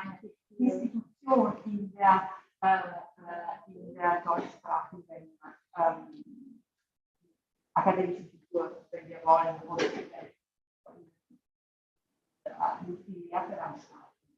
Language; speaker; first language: German; non-native, fluent; Italian